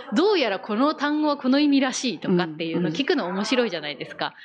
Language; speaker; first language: Japanese; native; Japanese